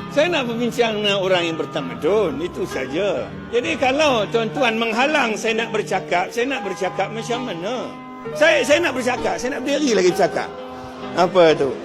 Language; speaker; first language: Malay; non-native, local second language; Chinese